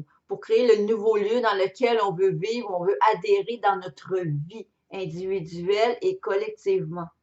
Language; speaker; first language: French; native; French